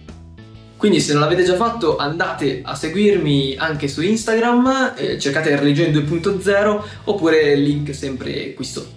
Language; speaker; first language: Italian; native; Italian